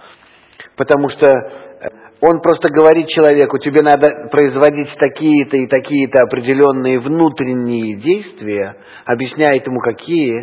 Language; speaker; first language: Russian; native; Russian